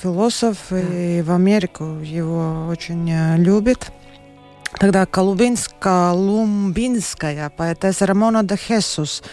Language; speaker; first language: Russian; non-native, local second language; Latvian